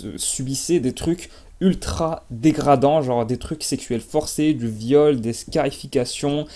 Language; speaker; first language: French; non-native, local second language; Arabic